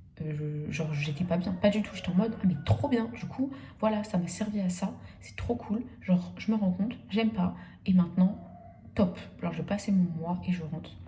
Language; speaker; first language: French; native; French